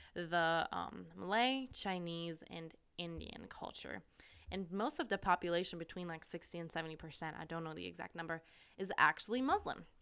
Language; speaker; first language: English; non-native, fluent; German